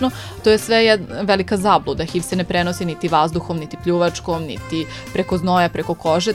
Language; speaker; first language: Serbian; native; Serbian